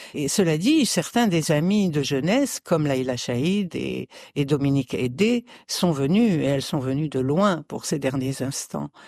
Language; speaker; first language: French; early bilingual, other home language; Arabic